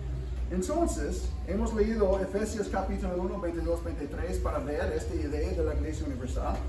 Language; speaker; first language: Spanish; non-native, fluent; English